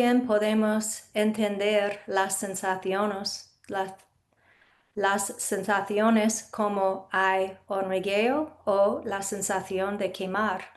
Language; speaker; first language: Spanish; non-native, fluent; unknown